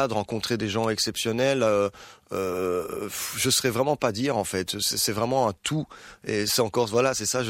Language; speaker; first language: French; early bilingual, other home language; Arabic